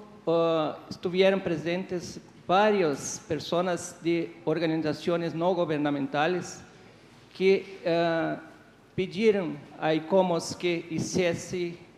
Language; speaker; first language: Spanish; non-native, fluent; Portuguese